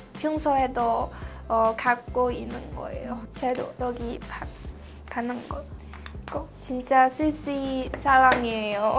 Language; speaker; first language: Korean; non-native, fluent; Chinese